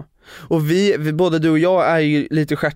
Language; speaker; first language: Swedish; native; Swedish